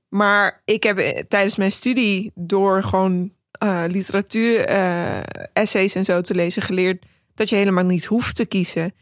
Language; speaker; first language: Dutch; early bilingual, other home language; Persian